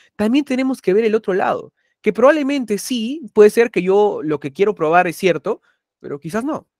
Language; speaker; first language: Spanish; native; Spanish